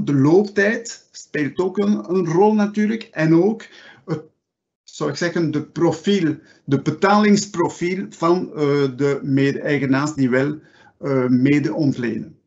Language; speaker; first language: Dutch; non-native, local second language; French